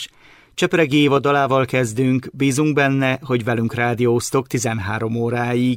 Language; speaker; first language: Hungarian; native; Hungarian